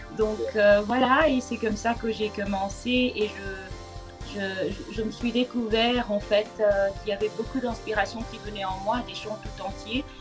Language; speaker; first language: French; non-native, local second language; Lingala